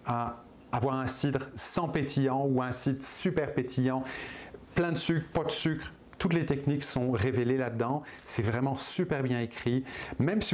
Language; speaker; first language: French; native; French